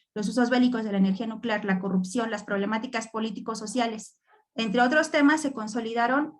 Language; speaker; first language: Spanish; native; Spanish